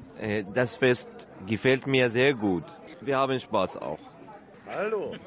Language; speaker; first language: German; non-native, learner; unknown